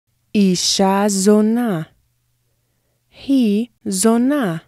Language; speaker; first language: Hebrew; non-native, fluent; English